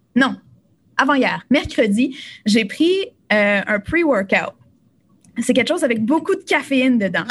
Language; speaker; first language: French; native; French